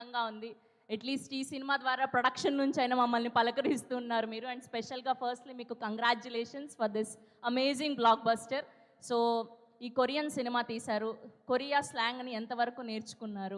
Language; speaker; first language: Telugu; native; Telugu